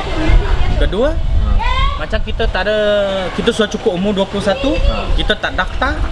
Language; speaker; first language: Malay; non-native, local second language; Cantonese